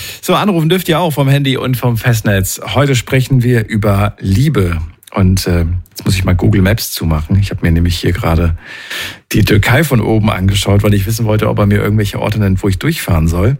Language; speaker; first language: German; native; German